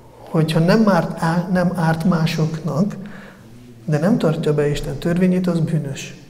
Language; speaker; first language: Hungarian; non-native, fluent; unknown